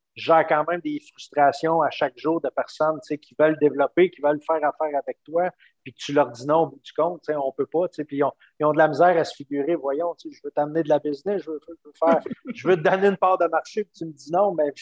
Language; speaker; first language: French; native; French